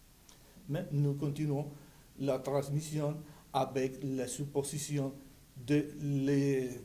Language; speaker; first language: French; non-native, learner; Spanish